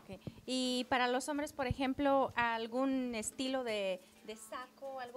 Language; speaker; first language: Spanish; native; Spanish